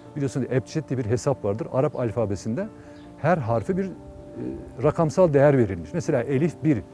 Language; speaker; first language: Turkish; native; Turkish